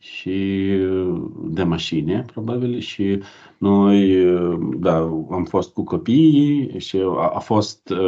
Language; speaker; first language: Romanian; non-native, learner; Ukrainian